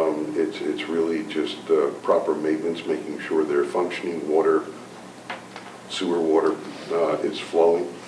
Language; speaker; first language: English; native; English